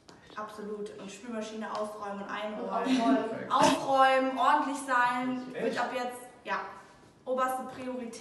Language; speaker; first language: German; native; German